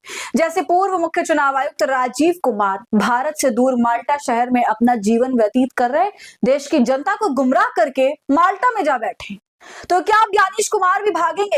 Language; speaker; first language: Hindi; native; Hindi